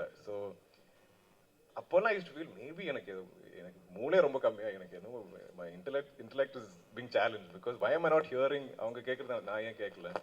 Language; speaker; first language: Tamil; non-native, local second language; Malayalam